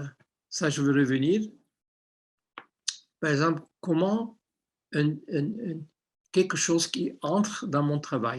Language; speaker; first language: French; non-native, fluent; Armenian